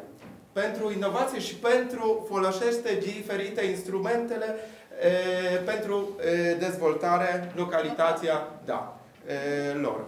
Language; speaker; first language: Romanian; non-native, fluent; Polish